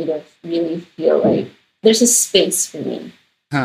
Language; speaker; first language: English; non-native, local second language; Filipino